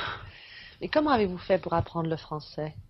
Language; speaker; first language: French; native; French